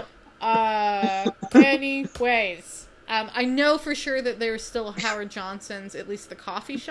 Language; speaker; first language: English; native; English